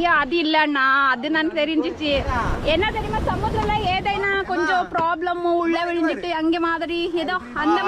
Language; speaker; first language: Tamil; non-native, learner; Kannada